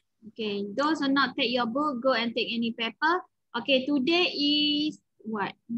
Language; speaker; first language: English; non-native, local second language; Malay